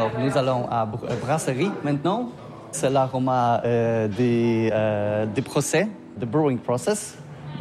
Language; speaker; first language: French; non-native, learner; Polish